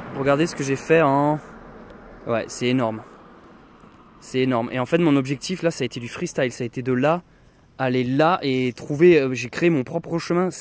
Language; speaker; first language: French; native; French